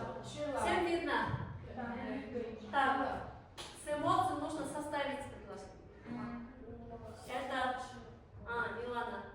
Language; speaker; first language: Russian; non-native, local second language; Kyrgyz